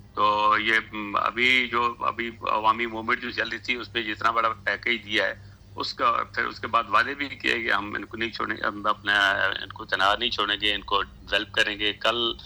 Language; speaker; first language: Urdu; non-native, local second language; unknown